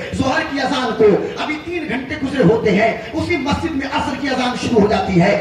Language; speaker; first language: Urdu; native; Urdu